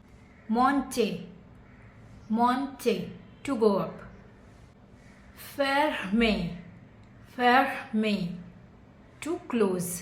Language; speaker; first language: English; non-native, fluent; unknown